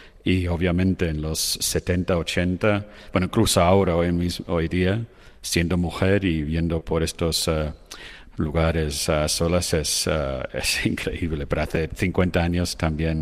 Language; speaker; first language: Spanish; non-native, fluent; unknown